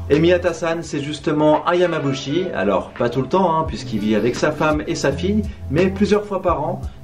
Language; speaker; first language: French; native; French